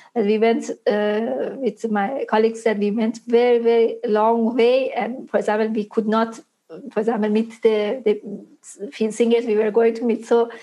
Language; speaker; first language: English; non-native, fluent; Persian